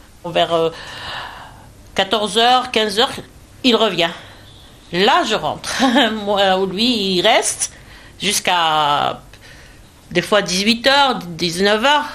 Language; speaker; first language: French; non-native, fluent; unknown